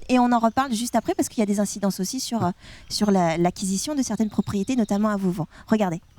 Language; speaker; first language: French; native; French